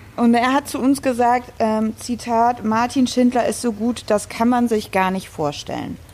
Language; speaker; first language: German; native; German